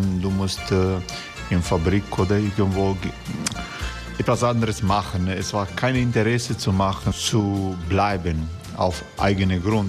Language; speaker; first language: German; non-native, fluent; Croatian